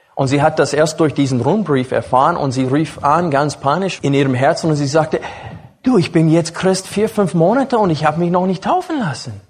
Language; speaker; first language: German; non-native, fluent; English